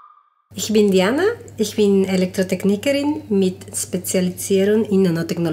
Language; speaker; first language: German; non-native, fluent; Spanish